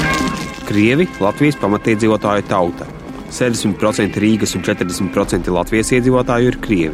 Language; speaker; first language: Latvian; native; Latvian